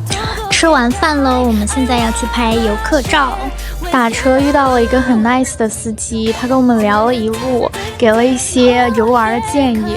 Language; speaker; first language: Chinese; native; Chinese